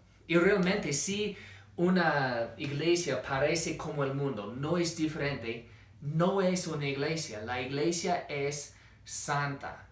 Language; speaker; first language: Spanish; non-native, fluent; English